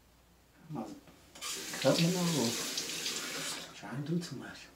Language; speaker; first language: English; native; English